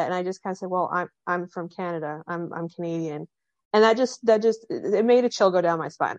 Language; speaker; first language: English; native; English